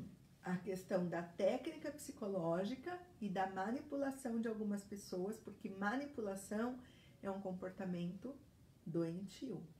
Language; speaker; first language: Portuguese; native; Portuguese